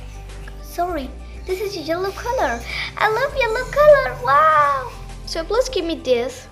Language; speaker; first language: English; non-native, learner; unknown